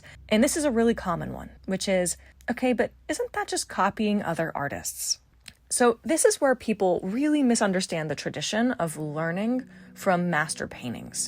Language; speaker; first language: English; native; English